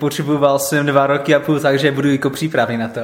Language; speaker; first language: Czech; non-native, learner; English